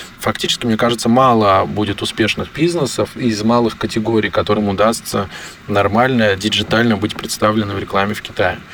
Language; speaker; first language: Russian; native; Russian